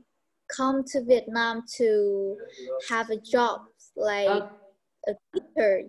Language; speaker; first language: English; non-native, learner; Vietnamese